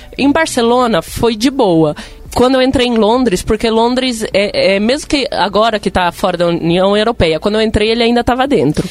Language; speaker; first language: Portuguese; early bilingual, other home language; Spanish